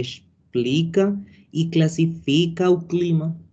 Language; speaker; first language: Portuguese; non-native, learner; Spanish